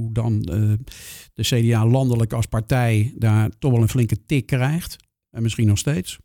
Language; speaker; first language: Dutch; native; Dutch